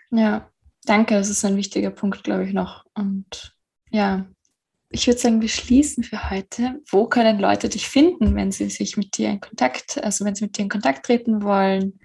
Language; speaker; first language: German; native; German